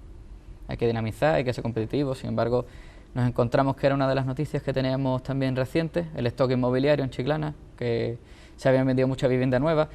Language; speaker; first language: Spanish; native; Spanish